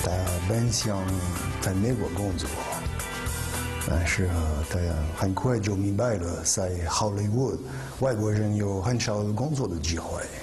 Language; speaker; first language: Chinese; non-native, fluent; French